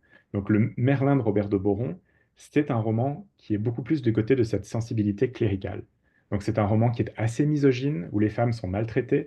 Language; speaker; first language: French; native; French